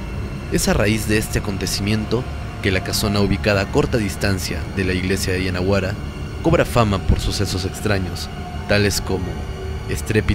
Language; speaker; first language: Spanish; native; Spanish